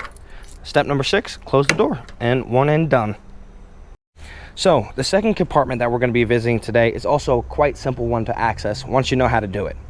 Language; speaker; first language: English; native; English